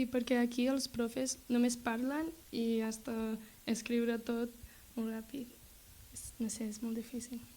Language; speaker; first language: Catalan; non-native, learner; English